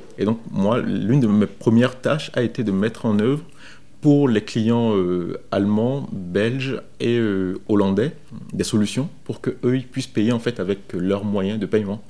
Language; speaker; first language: French; non-native, local second language; Fon